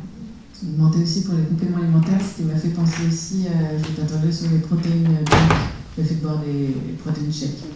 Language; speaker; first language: French; native; French